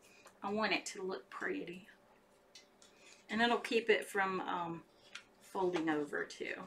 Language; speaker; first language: English; native; English